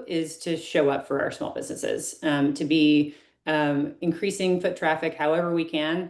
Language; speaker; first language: English; native; English